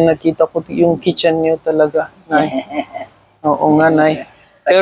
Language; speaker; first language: Filipino; non-native, learner; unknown